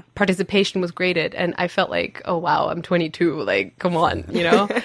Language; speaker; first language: English; non-native, fluent; German